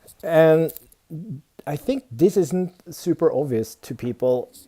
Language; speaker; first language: English; non-native, fluent; Swedish